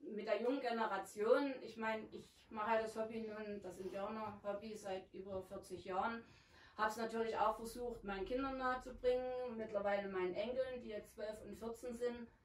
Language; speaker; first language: German; native; German